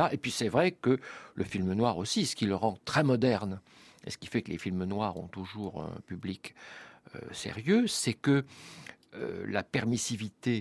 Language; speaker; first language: French; native; French